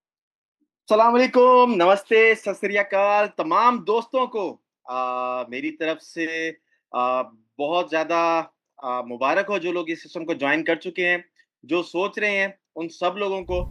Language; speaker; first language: Hindi; native; Hindi